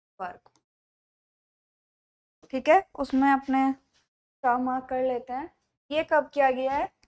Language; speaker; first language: Hindi; native; Hindi